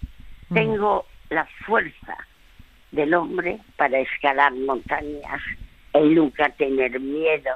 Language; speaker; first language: Spanish; early bilingual, other home language; French